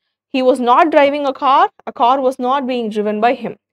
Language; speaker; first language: English; non-native, local second language; Tamil